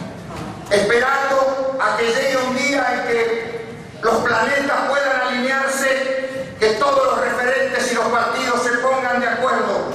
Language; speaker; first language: Spanish; native; Spanish